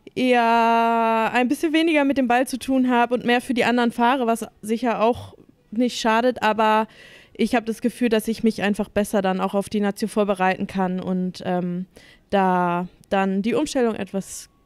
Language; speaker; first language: German; native; German